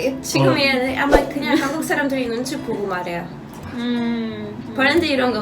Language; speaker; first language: Korean; non-native, learner; Polish